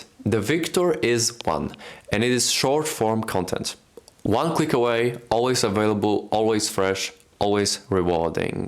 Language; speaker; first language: English; non-native, fluent; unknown